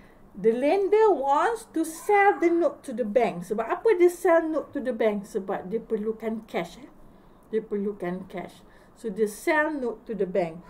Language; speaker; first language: English; non-native, local second language; Malay